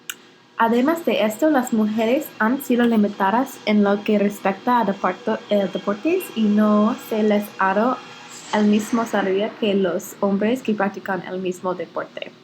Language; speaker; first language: Spanish; non-native, learner; English